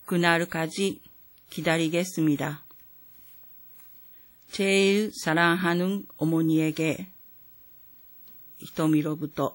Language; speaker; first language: Korean; non-native, fluent; Japanese